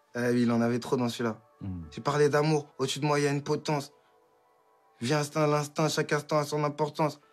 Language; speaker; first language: French; native; French